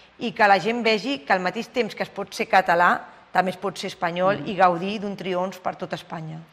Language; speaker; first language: Catalan; non-native, local second language; Spanish